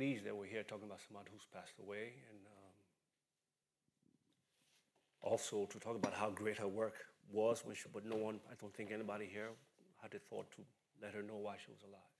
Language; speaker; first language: English; non-native, local second language; Bini